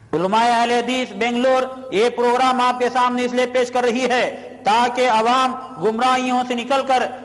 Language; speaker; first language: Urdu; native; Urdu